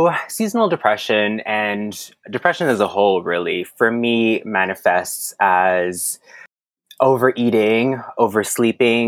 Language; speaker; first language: English; non-native, fluent; French